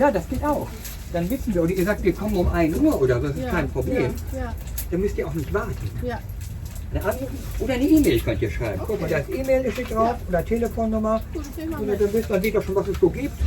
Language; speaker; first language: German; native; German